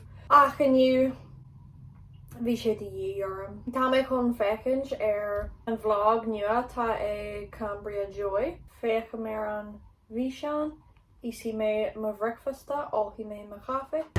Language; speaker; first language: Irish; non-native, local second language; English